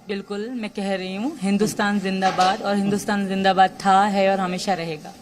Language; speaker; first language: Urdu; non-native, local second language; Sindhi